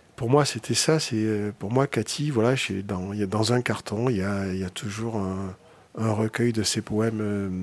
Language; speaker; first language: French; native; French